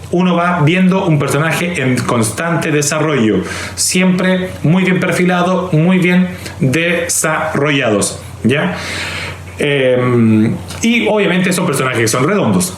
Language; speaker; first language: Spanish; native; Spanish